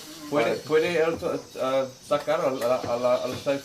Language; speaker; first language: Spanish; non-native, learner; English